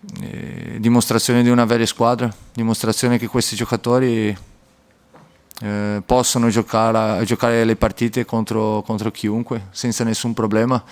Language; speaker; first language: Italian; non-native, fluent; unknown